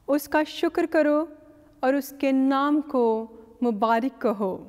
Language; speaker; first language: Urdu; native; Urdu